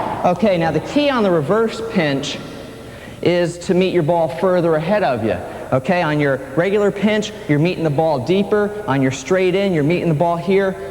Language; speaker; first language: English; native; English